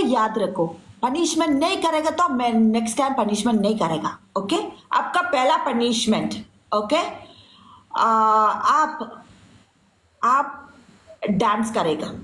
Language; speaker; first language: Hindi; non-native, learner; Bangla